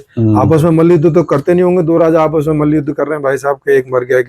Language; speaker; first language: Hindi; native; Hindi